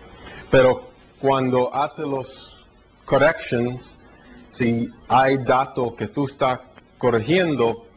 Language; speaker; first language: Spanish; early bilingual, heritage; Spanish